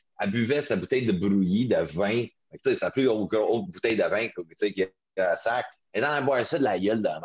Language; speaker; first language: French; non-native, local second language; English